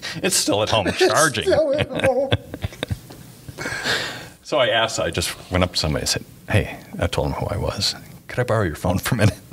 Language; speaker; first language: English; native; English